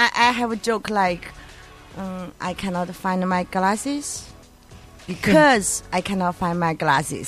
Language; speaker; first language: English; non-native, learner; Chinese